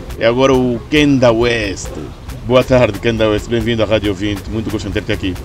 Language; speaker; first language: Portuguese; native; Portuguese